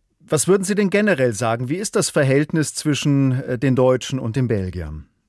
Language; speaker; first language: German; native; German